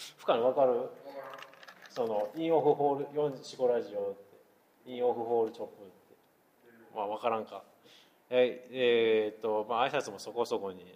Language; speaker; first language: Japanese; native; Japanese